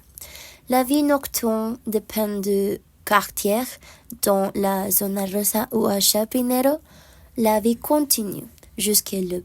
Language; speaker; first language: French; non-native, learner; Spanish